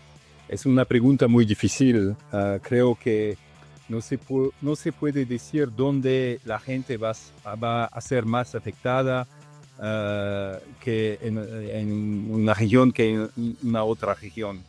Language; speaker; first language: Spanish; non-native, learner; Italian